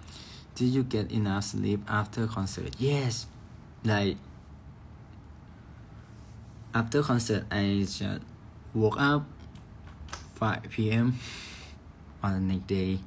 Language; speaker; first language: English; non-native, learner; Thai